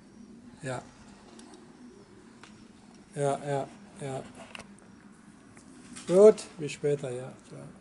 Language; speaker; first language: German; non-native, local second language; Polish